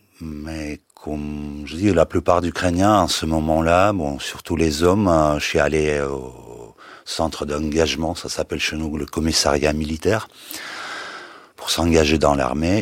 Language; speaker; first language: French; non-native, fluent; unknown